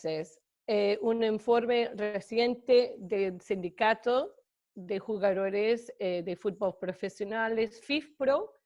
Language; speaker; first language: Spanish; non-native, fluent; English